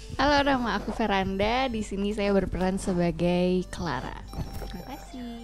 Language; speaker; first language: Indonesian; native; Indonesian